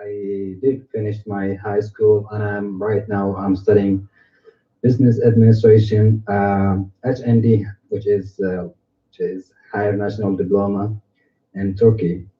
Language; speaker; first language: English; non-native, fluent; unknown